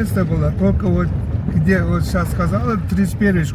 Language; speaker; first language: Russian; non-native, local second language; Uzbek